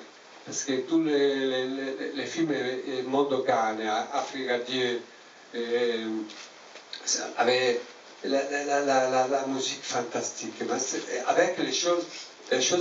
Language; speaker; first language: French; non-native, learner; Italian